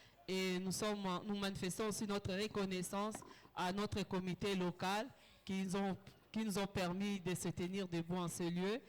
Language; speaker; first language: French; non-native, local second language; Lingala